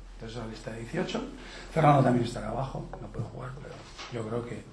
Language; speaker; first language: Spanish; native; Spanish